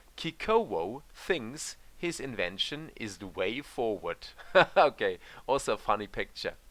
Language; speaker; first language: English; non-native, fluent; German